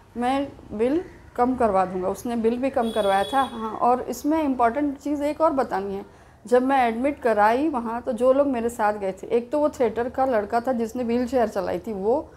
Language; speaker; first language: Hindi; native; Hindi